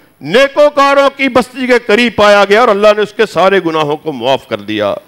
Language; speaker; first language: Urdu; native; Urdu